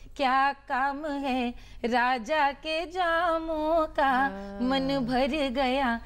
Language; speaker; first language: Hindi; native; Hindi